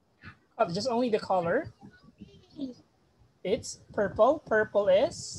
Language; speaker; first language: English; non-native, fluent; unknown